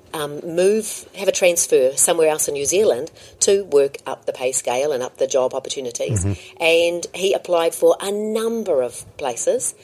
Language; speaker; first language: English; native; English